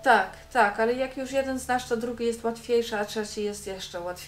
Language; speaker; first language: Polish; non-native, fluent; Dutch